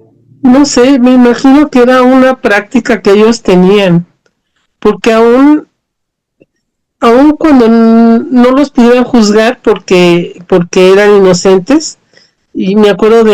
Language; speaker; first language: Spanish; native; Spanish